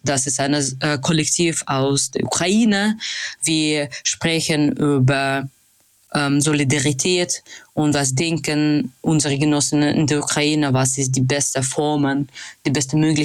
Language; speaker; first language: German; non-native, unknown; Russian